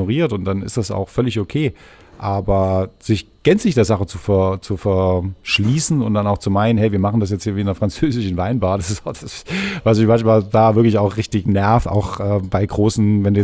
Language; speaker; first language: German; native; German